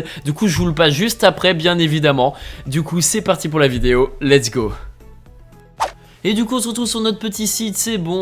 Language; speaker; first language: French; native; French